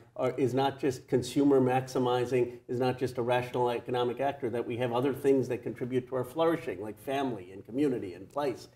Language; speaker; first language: English; native; English